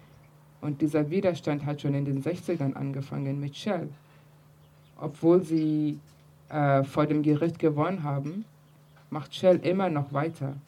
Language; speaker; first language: German; early bilingual, other home language; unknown